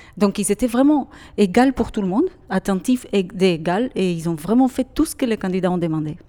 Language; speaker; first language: French; non-native, fluent; Hebrew